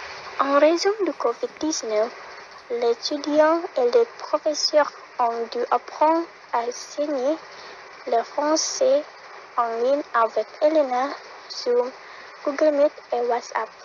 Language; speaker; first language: French; non-native, learner; Indonesian